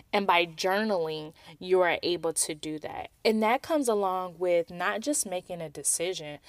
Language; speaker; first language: English; native; English